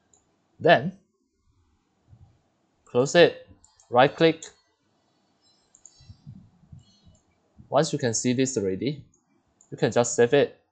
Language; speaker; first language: English; non-native, fluent; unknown